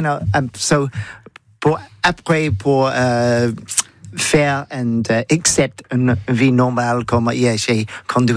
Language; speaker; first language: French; non-native, learner; English